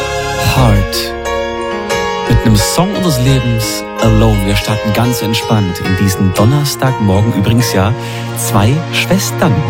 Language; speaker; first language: German; native; German